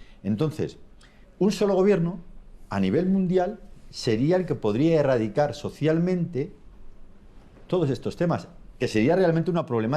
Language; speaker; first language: Spanish; native; Spanish